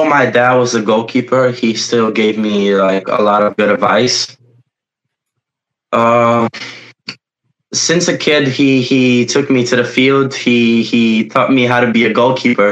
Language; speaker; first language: English; non-native, fluent; Polish